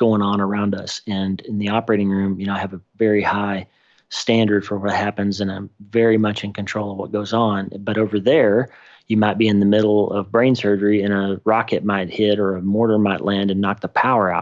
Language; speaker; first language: English; native; English